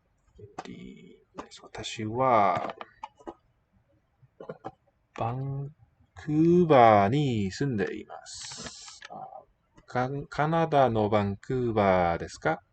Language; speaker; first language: Japanese; non-native, learner; English